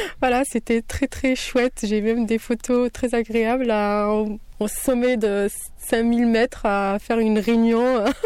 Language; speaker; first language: French; early bilingual, other home language; Kabyle